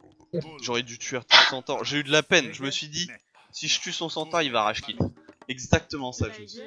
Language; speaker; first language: French; native; French